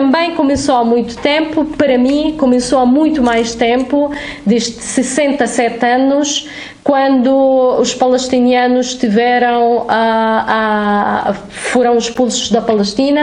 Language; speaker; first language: Portuguese; non-native, fluent; Arabic